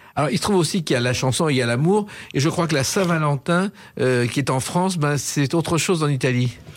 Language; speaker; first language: French; native; French